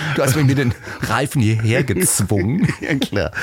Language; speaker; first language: German; native; German